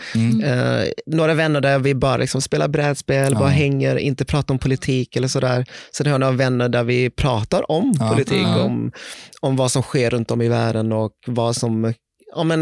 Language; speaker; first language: Swedish; early bilingual, other home language; Vietnamese